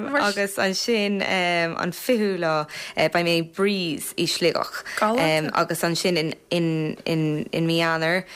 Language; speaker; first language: Irish; non-native, local second language; English